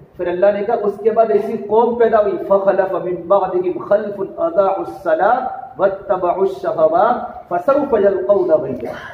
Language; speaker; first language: Urdu; non-native, local second language; Gujarati